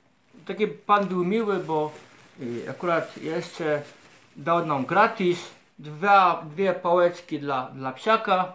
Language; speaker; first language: Polish; native; Polish